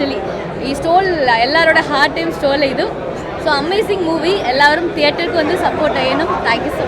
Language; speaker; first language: Malayalam; non-native, learner; Tamil